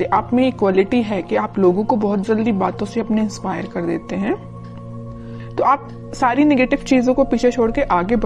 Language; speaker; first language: Hindi; native; Hindi